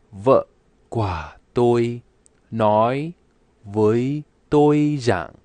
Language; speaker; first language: Vietnamese; non-native, learner; English